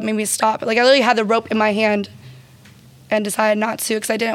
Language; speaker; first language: English; native; English